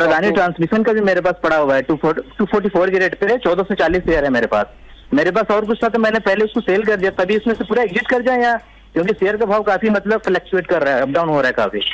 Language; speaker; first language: Hindi; native; Hindi